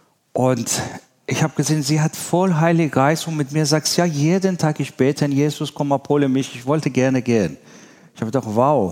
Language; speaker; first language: German; non-native, learner; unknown